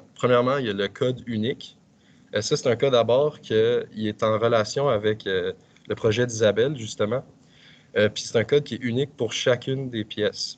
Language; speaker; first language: French; native; French